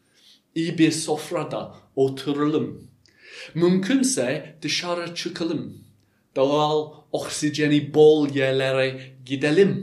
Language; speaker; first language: Turkish; non-native, fluent; English